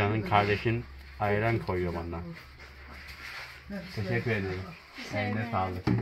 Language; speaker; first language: Turkish; non-native, learner; Chinese